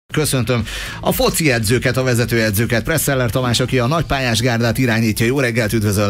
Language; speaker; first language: Hungarian; native; Hungarian